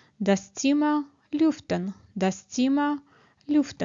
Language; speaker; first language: German; non-native, fluent; Ukrainian